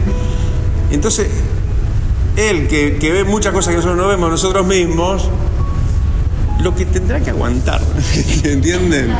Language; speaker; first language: Spanish; native; Spanish